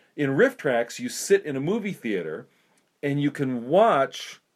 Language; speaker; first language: English; native; English